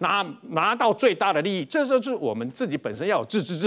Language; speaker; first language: Chinese; native; Chinese